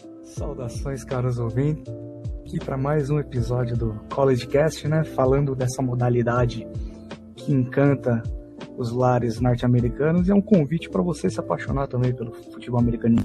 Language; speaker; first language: Portuguese; native; Portuguese